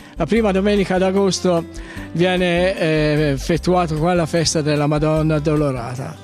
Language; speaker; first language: Italian; native; Italian